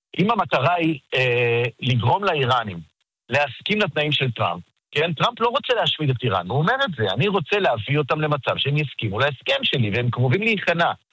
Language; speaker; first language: Hebrew; native; Hebrew